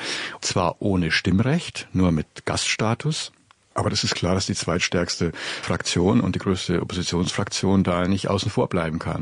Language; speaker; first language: German; native; German